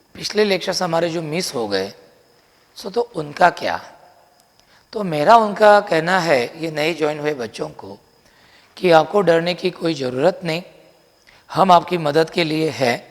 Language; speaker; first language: Hindi; non-native, local second language; Marathi